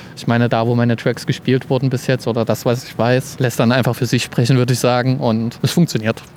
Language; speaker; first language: German; native; German